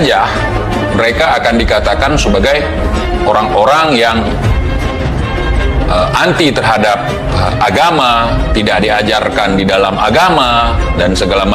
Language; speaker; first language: Indonesian; native; Indonesian